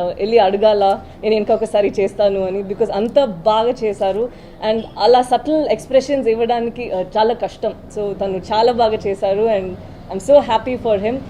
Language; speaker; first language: Telugu; non-native, learner; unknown